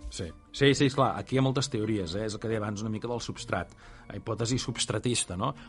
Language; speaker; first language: Catalan; native; Catalan